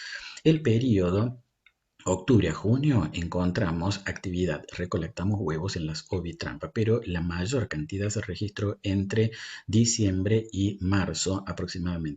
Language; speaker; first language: Spanish; native; Spanish